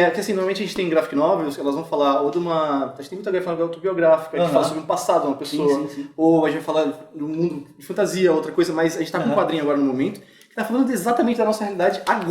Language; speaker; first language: Portuguese; native; Portuguese